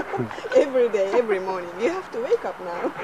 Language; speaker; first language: English; non-native, learner; Japanese